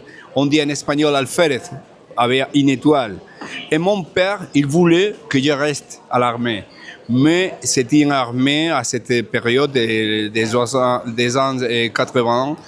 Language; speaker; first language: French; non-native, fluent; Spanish